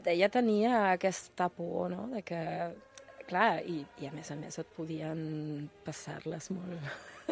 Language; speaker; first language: Catalan; non-native, fluent; German